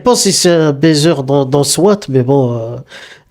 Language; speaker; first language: French; native; French